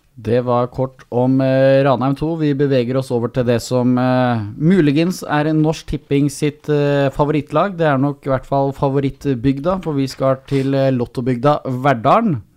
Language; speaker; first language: Norwegian; native; Norwegian